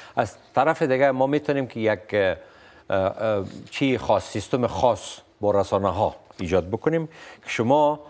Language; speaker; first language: Persian; non-native, local second language; Pashto